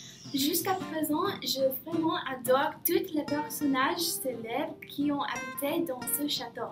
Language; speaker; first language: French; non-native, learner; English